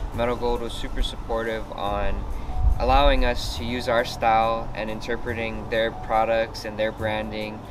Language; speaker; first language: English; native; English